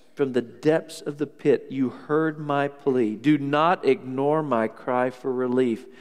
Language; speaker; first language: English; native; English